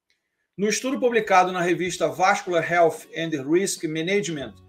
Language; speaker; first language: Portuguese; native; Portuguese